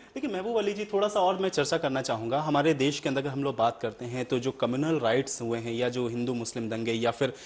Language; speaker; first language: Hindi; native; Hindi